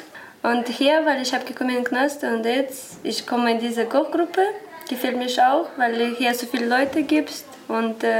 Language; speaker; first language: German; non-native, learner; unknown